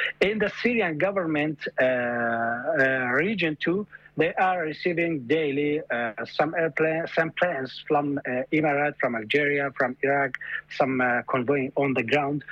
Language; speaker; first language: English; non-native, fluent; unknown